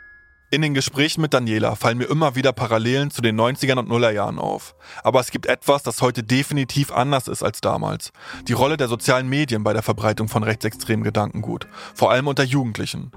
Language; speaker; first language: German; native; German